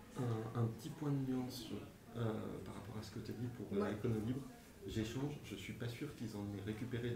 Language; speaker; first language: French; native; French